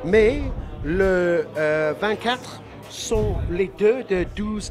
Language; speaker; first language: French; non-native, learner; English